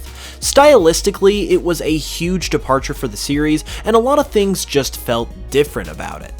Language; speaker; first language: English; native; English